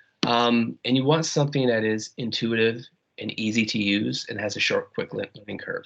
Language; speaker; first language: English; native; English